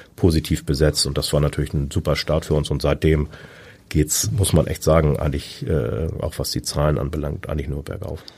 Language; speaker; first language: German; native; German